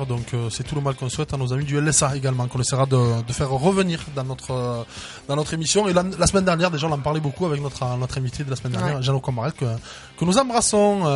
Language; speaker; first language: French; native; French